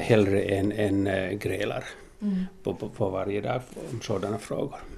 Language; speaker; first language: Swedish; non-native, local second language; Finnish